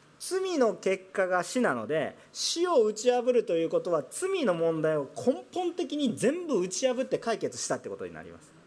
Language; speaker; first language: Japanese; non-native, fluent; Korean